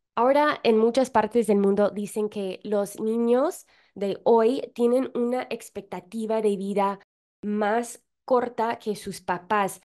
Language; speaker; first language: Spanish; non-native, fluent; English